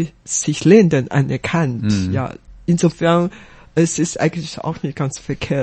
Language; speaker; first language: German; non-native, fluent; Chinese